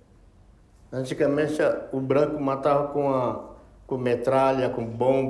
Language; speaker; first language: Portuguese; non-native, local second language; Yanomámi